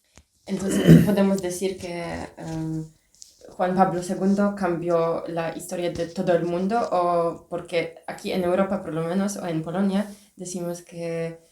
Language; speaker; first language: Spanish; non-native, fluent; Polish